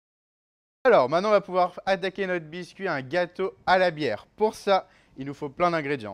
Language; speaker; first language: French; native; French